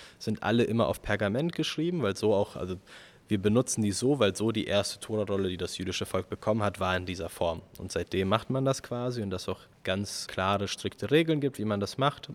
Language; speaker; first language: German; early bilingual, other home language; Russian